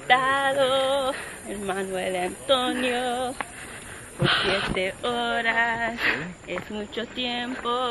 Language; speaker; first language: Spanish; non-native, learner; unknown